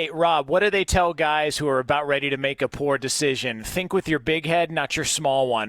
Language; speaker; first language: English; native; English